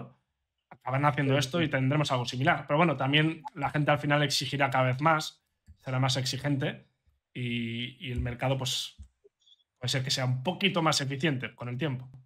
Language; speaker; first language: Spanish; native; Spanish